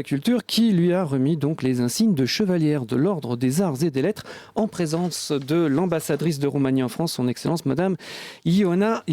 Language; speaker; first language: French; native; French